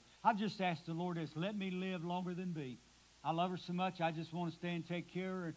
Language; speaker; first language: English; native; English